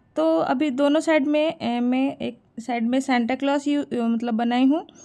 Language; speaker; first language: Hindi; non-native, local second language; Odia